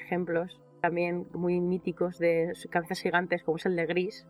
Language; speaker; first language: Spanish; native; Spanish